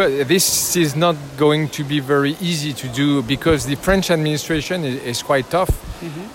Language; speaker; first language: English; non-native, learner; French